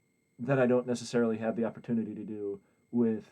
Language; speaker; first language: English; native; English